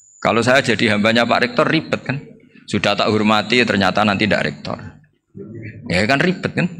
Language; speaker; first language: Indonesian; non-native, local second language; Javanese